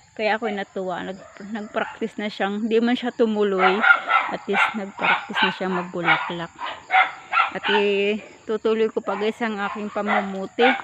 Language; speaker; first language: Filipino; native; Filipino